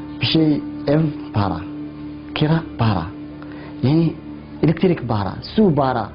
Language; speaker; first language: Turkish; non-native, learner; Somali